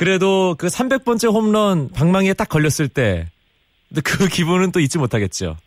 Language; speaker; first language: Korean; native; Korean